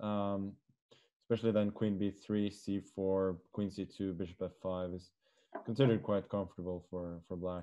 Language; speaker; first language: English; non-native, fluent; Norwegian